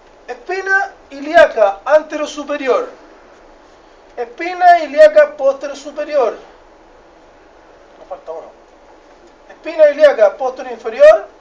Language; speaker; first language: Spanish; native; Spanish